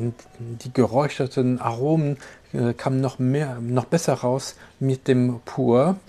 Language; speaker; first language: German; non-native, local second language; French